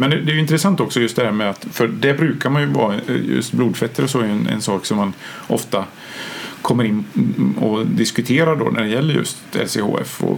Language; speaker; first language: Swedish; native; Swedish